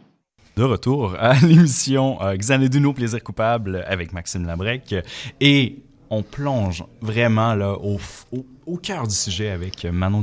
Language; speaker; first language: French; native; French